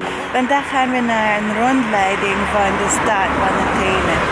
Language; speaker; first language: Dutch; non-native, learner; English